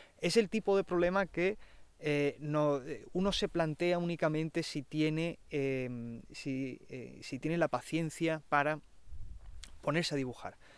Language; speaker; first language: Spanish; native; Spanish